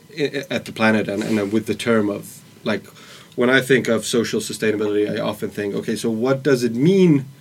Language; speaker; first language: English; non-native, fluent; Swedish